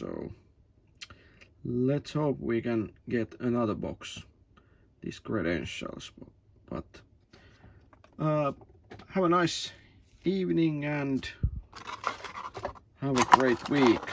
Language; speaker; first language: English; non-native, learner; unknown